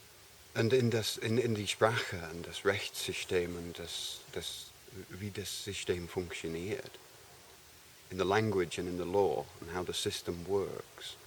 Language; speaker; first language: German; non-native, fluent; English